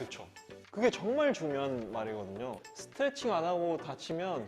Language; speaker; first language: Korean; native; Korean